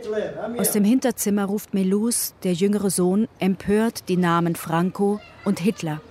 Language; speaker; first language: German; native; German